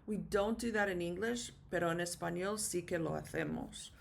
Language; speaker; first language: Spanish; non-native, fluent; English